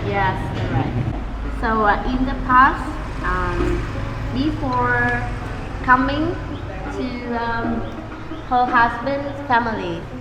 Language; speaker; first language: English; non-native, fluent; Vietnamese